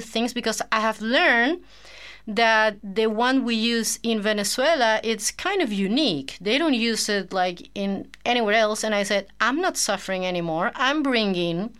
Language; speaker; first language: English; non-native, fluent; Spanish